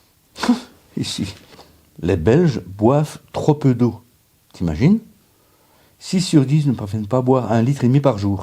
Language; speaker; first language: French; native; French